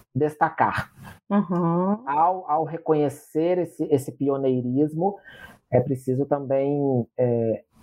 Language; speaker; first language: Portuguese; native; Portuguese